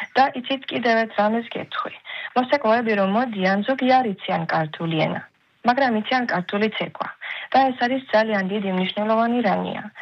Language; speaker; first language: Georgian; early bilingual, heritage; Georgian